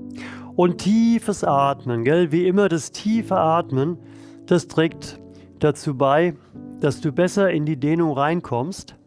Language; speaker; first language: German; native; German